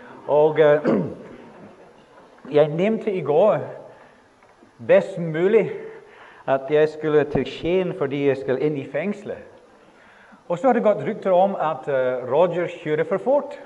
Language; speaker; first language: Norwegian; non-native, fluent; English